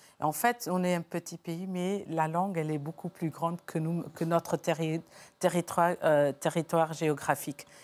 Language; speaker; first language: French; non-native, fluent; Portuguese